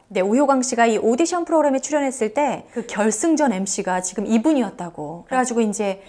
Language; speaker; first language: Korean; native; Korean